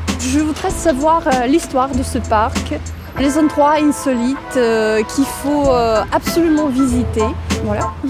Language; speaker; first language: French; non-native, fluent; Russian